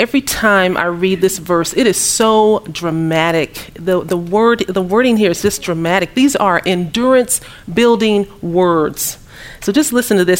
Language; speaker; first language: English; native; English